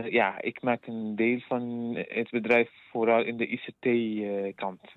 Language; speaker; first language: Dutch; non-native, fluent; Arabic